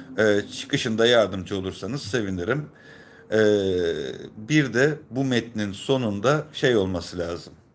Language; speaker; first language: Turkish; native; Turkish